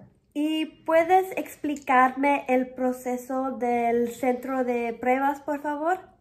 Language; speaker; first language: Spanish; early bilingual, heritage; English